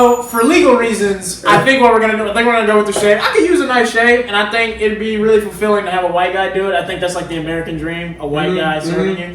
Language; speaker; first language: English; native; English